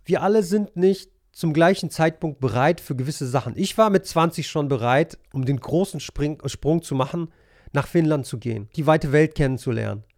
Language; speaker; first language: German; early bilingual, other home language; Polish